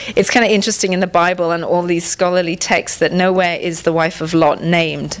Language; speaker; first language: English; non-native, local second language; Tamil